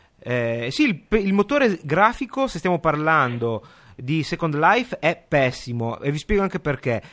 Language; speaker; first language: Italian; native; Italian